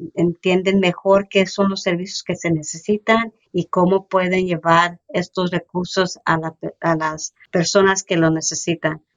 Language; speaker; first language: Spanish; early bilingual, heritage; Spanish